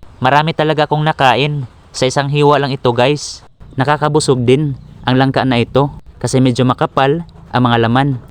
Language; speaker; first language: Filipino; non-native, local second language; Cebuano